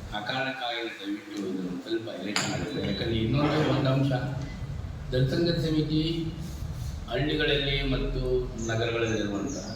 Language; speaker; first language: Kannada; native; Kannada